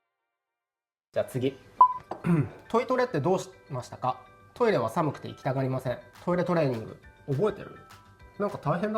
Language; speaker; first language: Japanese; native; Japanese